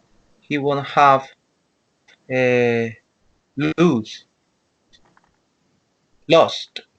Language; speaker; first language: English; non-native, learner; Spanish